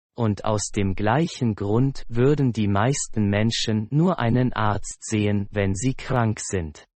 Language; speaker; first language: German; non-native, fluent; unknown